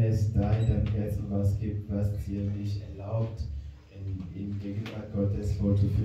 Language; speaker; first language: German; non-native, fluent; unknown